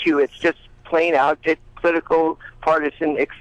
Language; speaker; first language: English; native; English